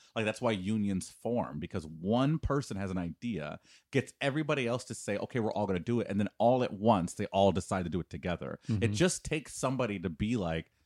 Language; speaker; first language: English; native; English